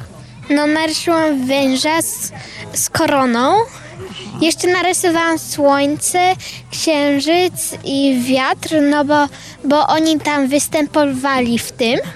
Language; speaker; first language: Polish; early bilingual, heritage; Polish